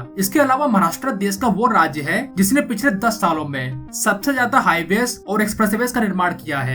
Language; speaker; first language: Hindi; native; Hindi